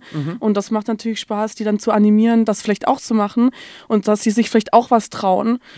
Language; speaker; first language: German; native; German